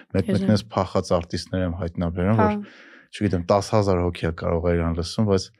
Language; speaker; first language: Armenian; native; Armenian